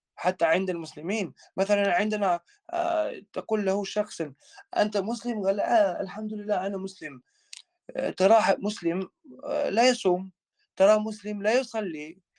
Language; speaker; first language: Arabic; non-native, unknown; Albanian